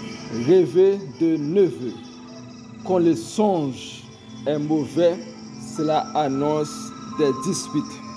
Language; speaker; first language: French; non-native, local second language; Haitian Creole